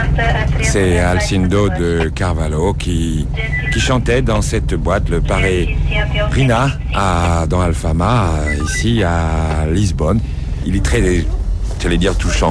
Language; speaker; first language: French; native; French